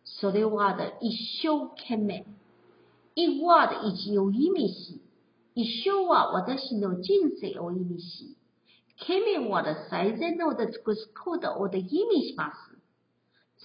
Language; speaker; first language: Japanese; non-native, learner; Chinese